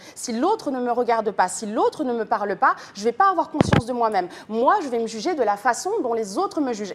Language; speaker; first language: French; native; French